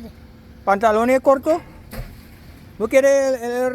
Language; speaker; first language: Spanish; non-native, learner; English